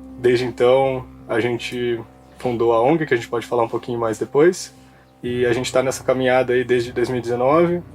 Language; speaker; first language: Portuguese; native; Portuguese